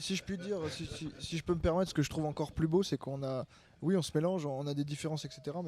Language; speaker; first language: French; native; French